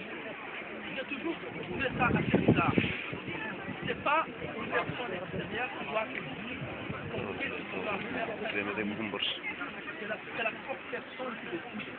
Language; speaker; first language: French; non-native, fluent; Portuguese